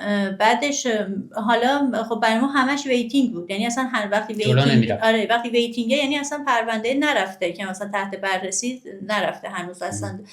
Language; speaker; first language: Persian; native; Persian